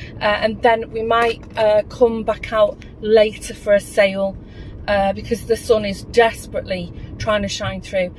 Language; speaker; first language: English; native; English